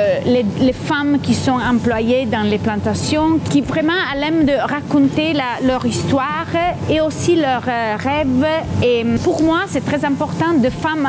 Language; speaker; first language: French; non-native, fluent; Italian